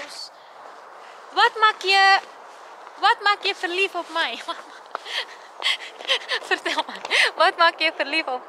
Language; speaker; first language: Dutch; non-native, learner; Indonesian